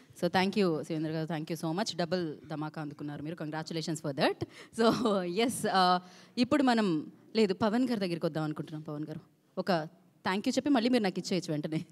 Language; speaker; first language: Telugu; native; Telugu